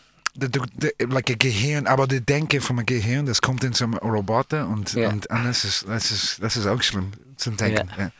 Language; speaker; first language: German; non-native, learner; English